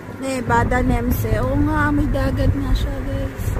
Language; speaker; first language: Korean; non-native, learner; Filipino